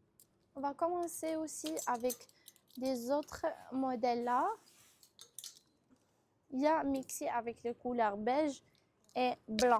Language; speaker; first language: French; non-native, local second language; Arabic